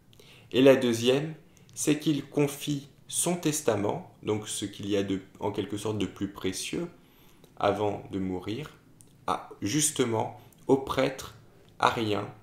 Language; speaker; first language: French; native; French